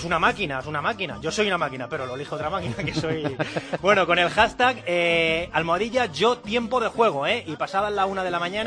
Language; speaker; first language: Spanish; native; Spanish